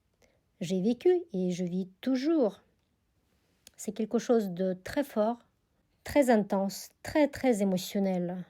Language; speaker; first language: French; non-native, fluent; Russian